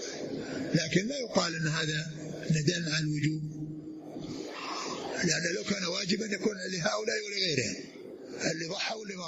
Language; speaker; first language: Arabic; native; Arabic